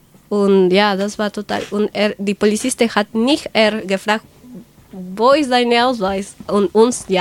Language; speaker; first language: German; non-native, learner; Spanish